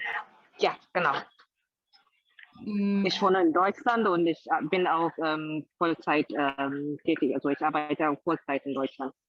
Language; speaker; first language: German; non-native, fluent; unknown